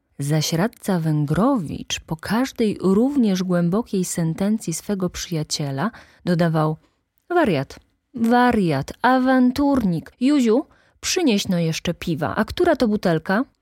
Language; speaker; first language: Polish; native; Polish